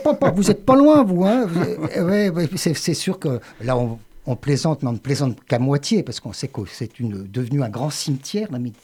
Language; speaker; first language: French; native; French